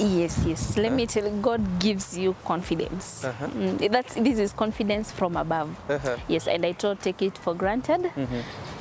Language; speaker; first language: English; non-native, local second language; Kikuyu